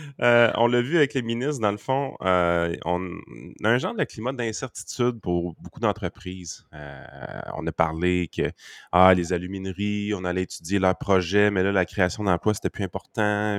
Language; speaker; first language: French; native; French